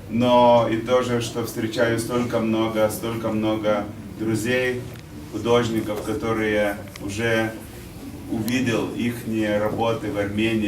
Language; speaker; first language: Russian; non-native, fluent; Lithuanian